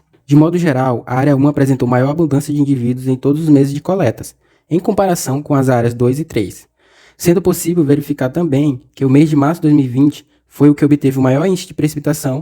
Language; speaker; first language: Portuguese; native; Portuguese